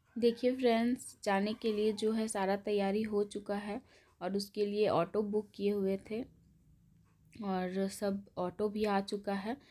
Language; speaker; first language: Hindi; native; Hindi